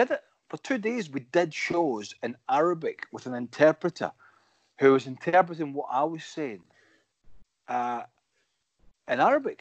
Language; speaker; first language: English; native; English